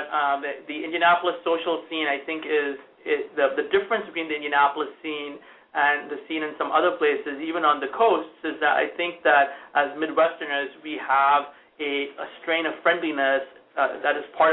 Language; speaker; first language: English; non-native, local second language; Hindi